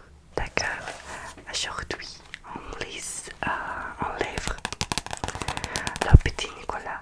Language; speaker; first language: French; non-native, learner; Russian